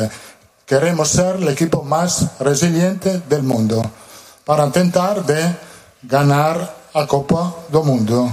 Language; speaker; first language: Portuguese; non-native, learner; Italian